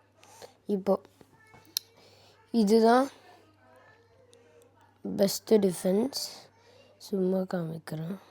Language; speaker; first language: Tamil; early bilingual, heritage; Tamil